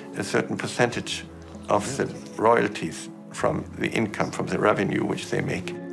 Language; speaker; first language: English; non-native, fluent; German